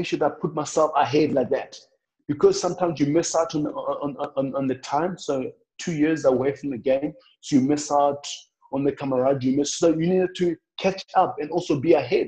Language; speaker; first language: English; non-native, local second language; Northern Sotho